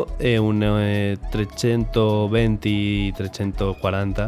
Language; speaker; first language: Italian; non-native, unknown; Spanish